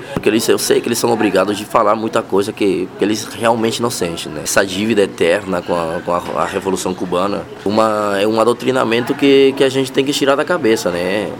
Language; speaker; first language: Portuguese; non-native, fluent; Spanish